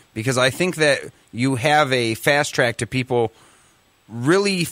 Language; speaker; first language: English; native; English